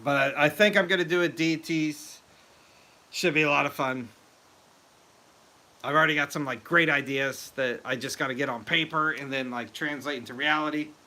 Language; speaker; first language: English; native; English